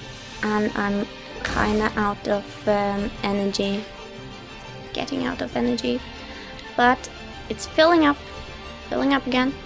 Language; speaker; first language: English; non-native, fluent; Norwegian